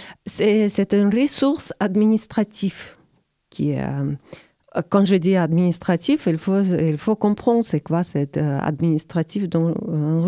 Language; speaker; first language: French; non-native, learner; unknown